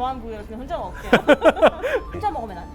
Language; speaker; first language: Korean; non-native, fluent; Mongolian